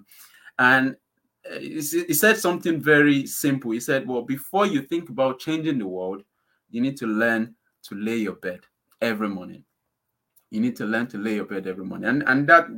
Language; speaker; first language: English; non-native, local second language; Yoruba